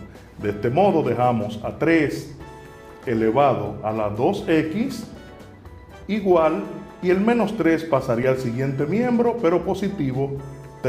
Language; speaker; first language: Spanish; native; Spanish